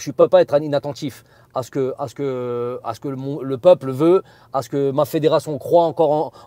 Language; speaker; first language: French; native; French